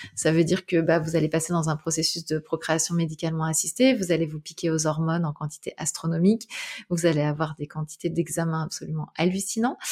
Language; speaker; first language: French; native; French